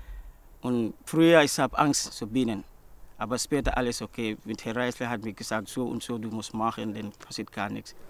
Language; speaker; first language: German; non-native, learner; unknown